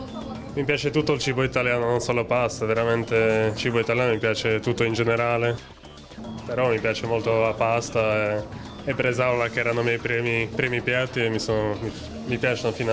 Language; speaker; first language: Italian; non-native, fluent; Slovak